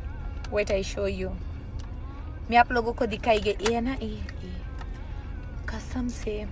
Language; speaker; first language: Hindi; non-native, local second language; Pashto